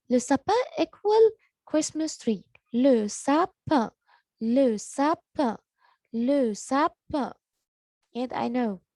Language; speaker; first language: French; non-native, learner; Arabic